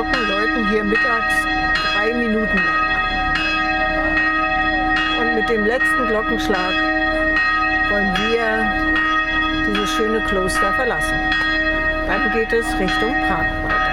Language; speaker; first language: German; native; German